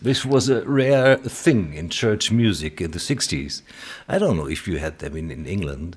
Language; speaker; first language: English; non-native, fluent; German